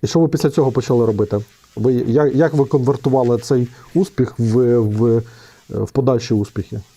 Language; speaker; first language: Ukrainian; non-native, local second language; Russian